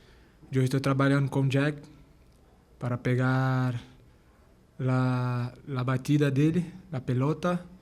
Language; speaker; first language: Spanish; non-native, learner; Portuguese